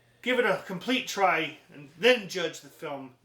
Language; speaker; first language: English; native; English